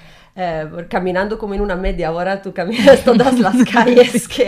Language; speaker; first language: Spanish; non-native, learner; Italian